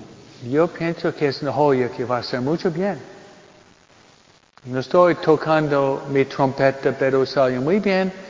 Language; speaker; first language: Spanish; non-native, fluent; English